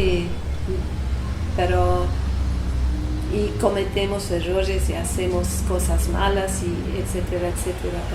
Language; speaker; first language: Spanish; non-native, fluent; English